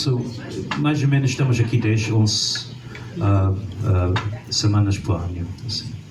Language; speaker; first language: Portuguese; non-native, learner; German